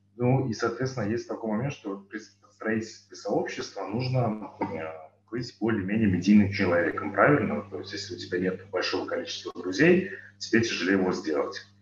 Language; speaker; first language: Russian; non-native, local second language; Tajik